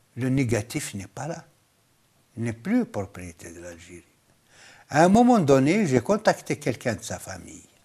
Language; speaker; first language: French; non-native, local second language; Kabyle